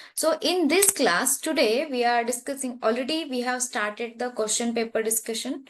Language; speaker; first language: English; non-native, local second language; Kannada